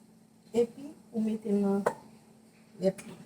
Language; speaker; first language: French; non-native, learner; Haitian Creole